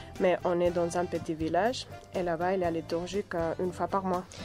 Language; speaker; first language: French; non-native, fluent; Catalan